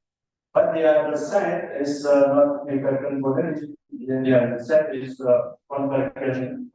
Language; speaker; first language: English; non-native, learner; Indonesian